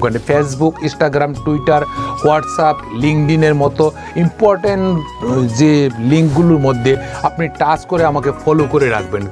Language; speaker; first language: Bangla; non-native, local second language; Kok Borok